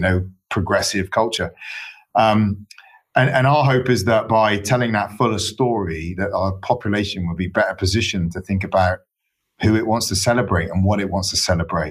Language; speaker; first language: English; native; English